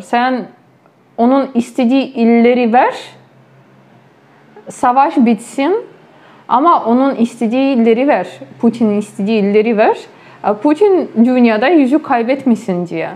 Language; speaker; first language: Turkish; non-native, fluent; Ukrainian